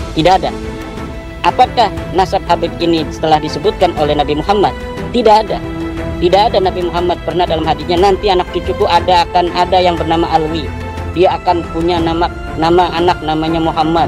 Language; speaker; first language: Indonesian; native; Indonesian